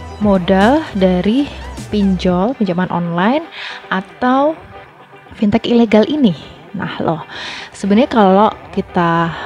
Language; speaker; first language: Indonesian; native; Indonesian